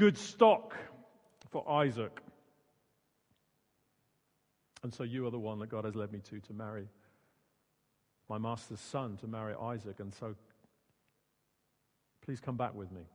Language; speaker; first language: English; native; English